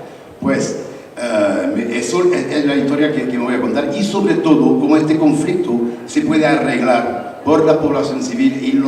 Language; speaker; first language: Spanish; non-native, learner; French